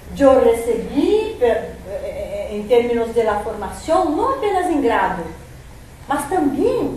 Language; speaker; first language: Spanish; non-native, fluent; Portuguese